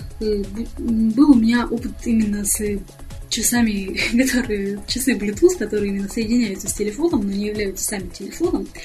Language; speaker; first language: Russian; native; Russian